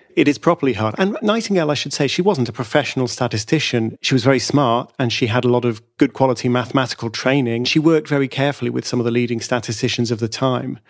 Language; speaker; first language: English; native; English